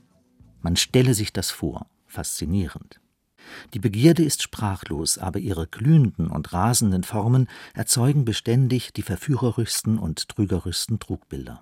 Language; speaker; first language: German; native; German